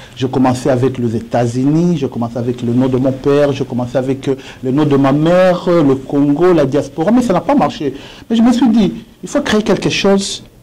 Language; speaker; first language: French; non-native, local second language; Swahili